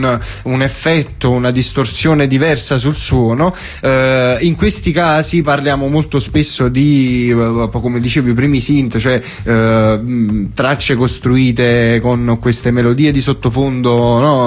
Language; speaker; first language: Italian; native; Italian